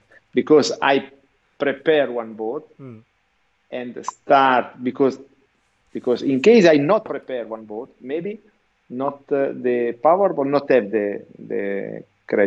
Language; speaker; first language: English; non-native, learner; Italian